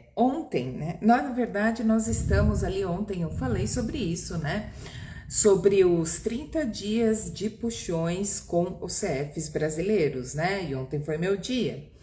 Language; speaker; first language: Portuguese; early bilingual, other home language; Japanese